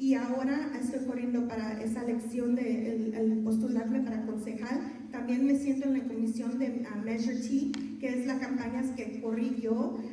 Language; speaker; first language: Spanish; early bilingual, other home language; English